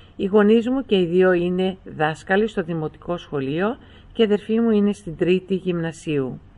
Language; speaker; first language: Greek; early bilingual, heritage; Greek